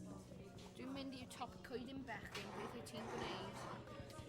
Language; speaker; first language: Welsh; non-native, local second language; English